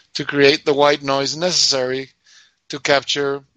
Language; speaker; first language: English; non-native, fluent; Spanish